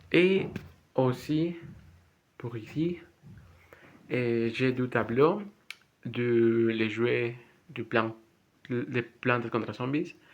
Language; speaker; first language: French; non-native, learner; Spanish